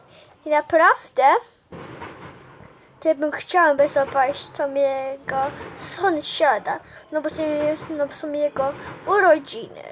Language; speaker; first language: Polish; early bilingual, heritage; Polish